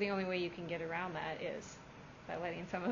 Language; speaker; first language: English; native; English